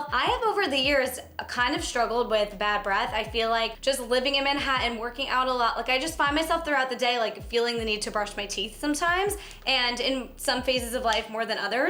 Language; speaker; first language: English; native; English